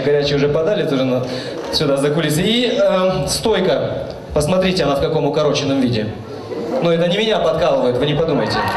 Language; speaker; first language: Russian; native; Russian